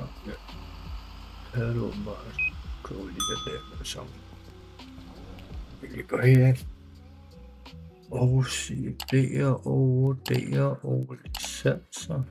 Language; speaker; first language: Danish; native; Danish